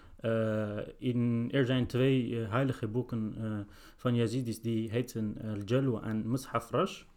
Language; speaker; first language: Dutch; non-native, learner; Arabic